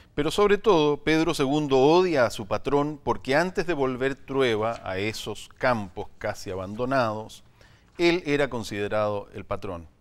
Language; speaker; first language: Spanish; native; Spanish